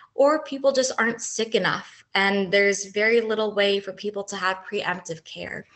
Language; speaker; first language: English; native; English